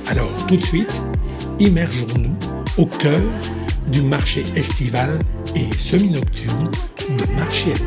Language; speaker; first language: French; native; French